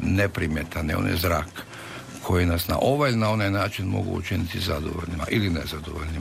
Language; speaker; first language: Serbian; native; Serbian